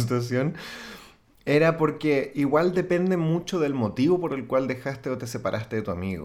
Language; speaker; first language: Spanish; native; Spanish